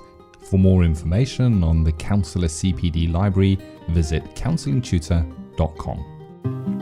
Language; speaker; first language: English; native; English